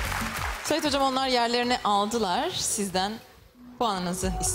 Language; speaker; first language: Turkish; native; Turkish